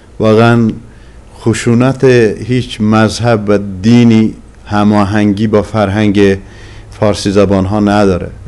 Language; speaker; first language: Persian; non-native, local second language; Azerbaijani